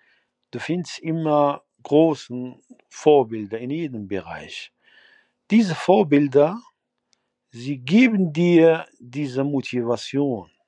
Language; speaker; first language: German; non-native, fluent; Arabic